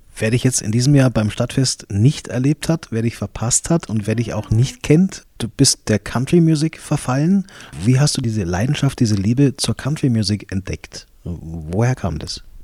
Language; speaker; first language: German; native; German